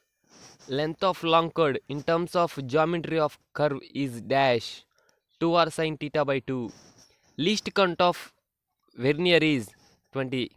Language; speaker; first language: English; non-native, local second language; Telugu